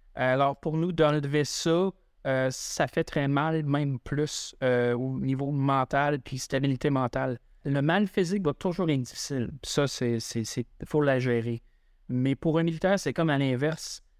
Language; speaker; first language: French; native; French